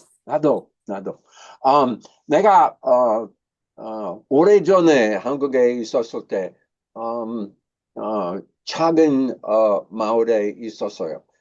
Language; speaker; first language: Korean; non-native, learner; English